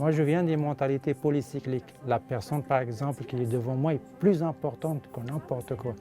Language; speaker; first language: French; non-native, local second language; Arabic